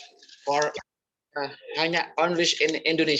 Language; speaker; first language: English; non-native, learner; Indonesian